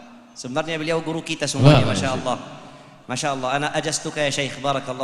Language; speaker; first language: Malay; native; Malay